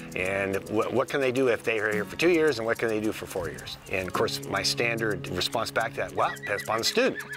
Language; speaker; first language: English; native; English